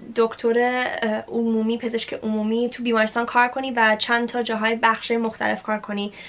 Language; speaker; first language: Persian; early bilingual, heritage; Persian